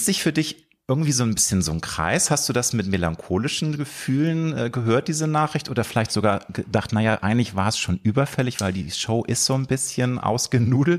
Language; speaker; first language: German; native; German